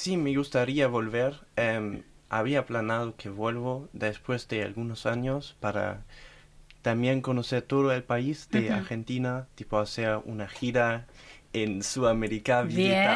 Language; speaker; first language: Spanish; non-native, fluent; German